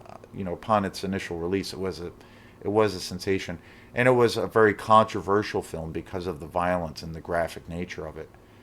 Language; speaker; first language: English; native; English